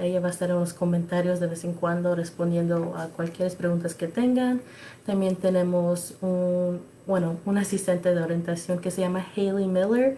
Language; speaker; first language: Spanish; early bilingual, other home language; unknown